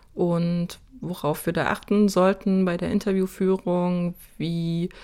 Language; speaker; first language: German; native; German